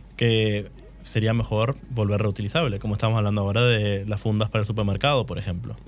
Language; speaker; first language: Spanish; native; Spanish